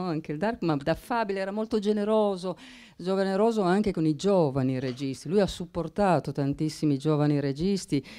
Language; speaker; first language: Italian; native; Italian